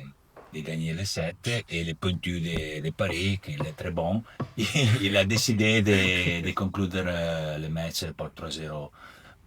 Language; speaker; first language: French; non-native, learner; Italian